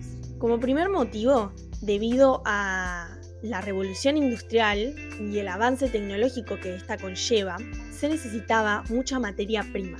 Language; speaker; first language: Spanish; native; Spanish